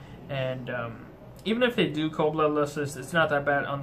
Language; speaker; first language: English; native; English